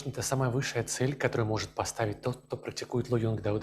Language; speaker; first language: Russian; native; Russian